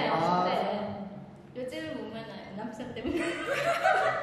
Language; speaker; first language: Korean; non-native, learner; Khmer